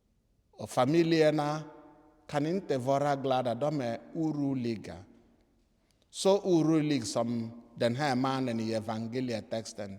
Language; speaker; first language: Swedish; non-native, fluent; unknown